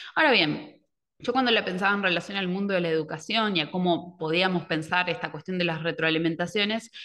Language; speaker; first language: Spanish; native; Spanish